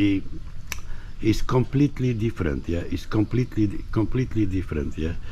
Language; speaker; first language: English; non-native, learner; Polish